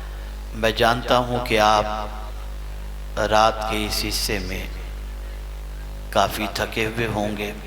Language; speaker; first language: Urdu; native; Urdu